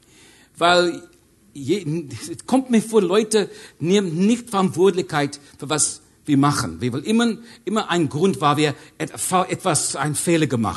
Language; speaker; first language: German; non-native, learner; English